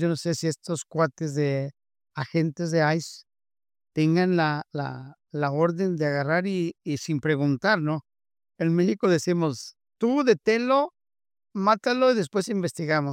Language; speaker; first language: Spanish; native; Spanish